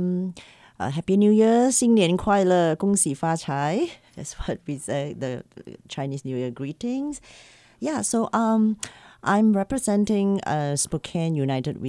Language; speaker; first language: English; non-native, local second language; Chinese